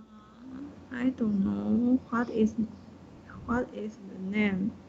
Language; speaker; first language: English; non-native, learner; Chinese